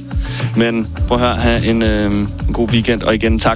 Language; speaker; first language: Danish; native; Danish